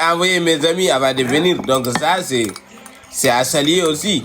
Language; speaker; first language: French; non-native, local second language; Wolof